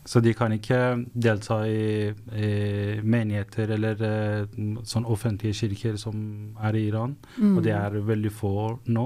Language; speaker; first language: Norwegian; non-native, fluent; Persian